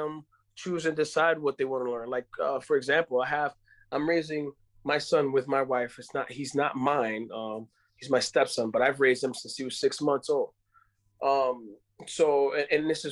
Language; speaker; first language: English; non-native, fluent; Spanish